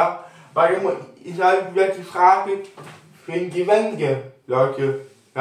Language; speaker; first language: German; non-native, local second language; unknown